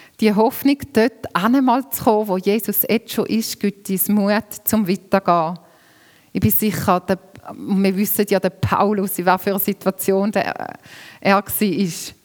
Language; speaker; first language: German; native; German